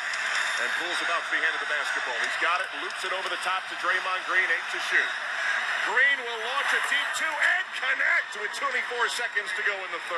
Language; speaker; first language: English; native; English